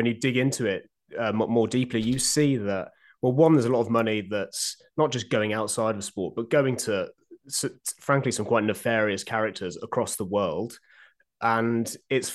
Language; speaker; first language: English; native; English